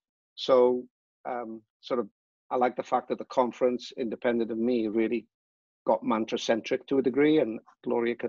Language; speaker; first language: English; native; English